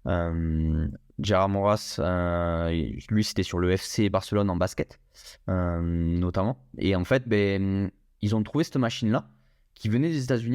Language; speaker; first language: French; native; French